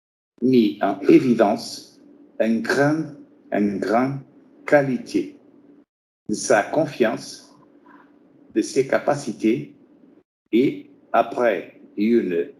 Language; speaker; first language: French; non-native, fluent; Portuguese